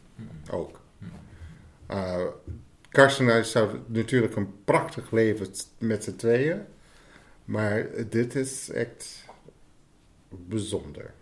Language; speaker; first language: Dutch; non-native, fluent; English